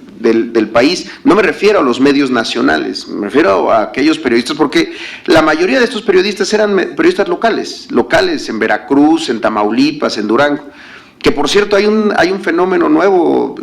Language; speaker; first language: Spanish; native; Spanish